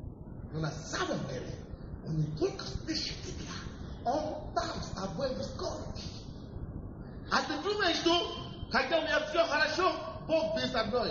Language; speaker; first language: Russian; non-native, fluent; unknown